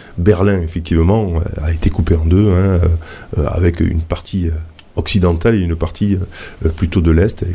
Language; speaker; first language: French; native; French